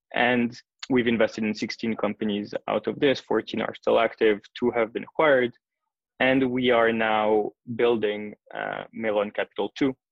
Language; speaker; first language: English; non-native, fluent; French